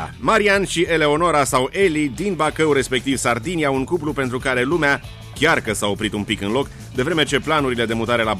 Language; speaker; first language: Romanian; native; Romanian